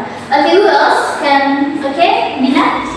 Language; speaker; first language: English; non-native, learner; Indonesian